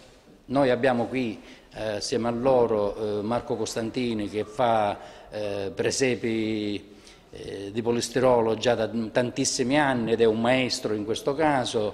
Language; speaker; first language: Italian; native; Italian